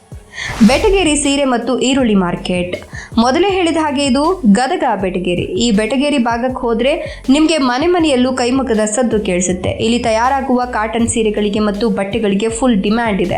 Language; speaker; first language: Kannada; native; Kannada